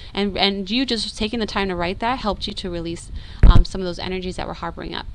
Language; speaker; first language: English; native; English